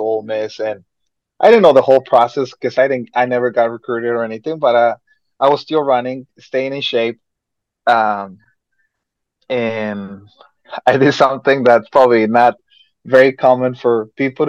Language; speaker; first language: English; non-native, fluent; Spanish